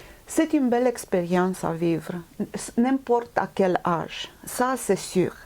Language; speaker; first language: French; non-native, fluent; Romanian